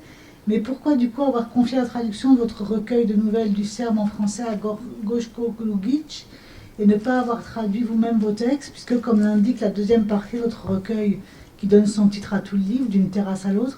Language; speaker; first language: French; native; French